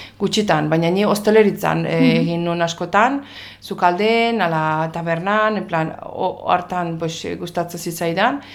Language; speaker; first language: Basque; non-native, fluent; Azerbaijani